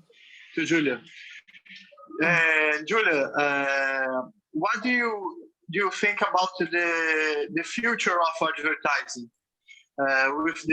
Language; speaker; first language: English; non-native, fluent; Portuguese